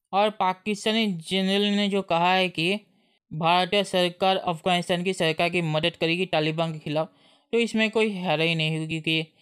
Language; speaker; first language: Hindi; native; Hindi